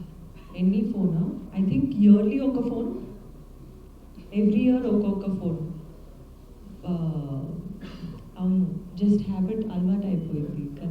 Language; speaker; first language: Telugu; non-native, learner; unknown